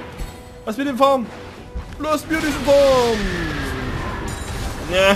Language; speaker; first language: German; native; German